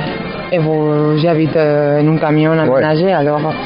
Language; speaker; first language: French; non-native, fluent; Spanish